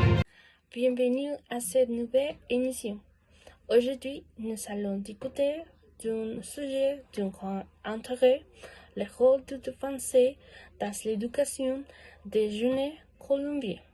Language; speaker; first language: French; non-native, learner; Spanish